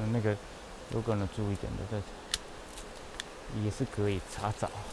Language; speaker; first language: Chinese; non-native, fluent; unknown